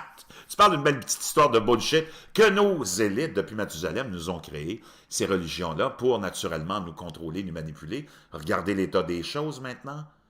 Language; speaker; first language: French; native; French